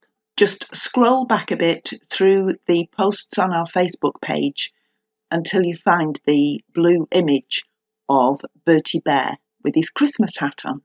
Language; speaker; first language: English; native; English